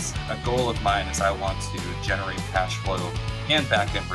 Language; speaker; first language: English; native; English